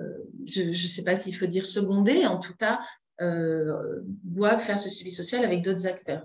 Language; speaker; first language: French; native; French